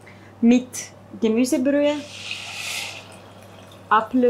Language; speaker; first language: German; non-native, fluent; Italian